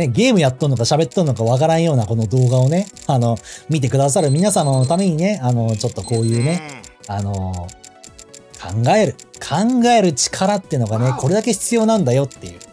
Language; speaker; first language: Japanese; native; Japanese